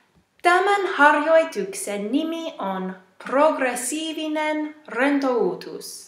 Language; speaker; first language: Finnish; non-native, fluent; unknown